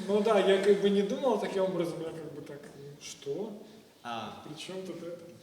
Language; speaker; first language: Russian; native; Russian